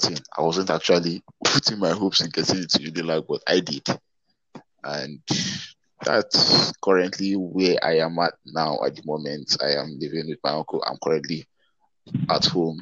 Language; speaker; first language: English; non-native, local second language; Igbo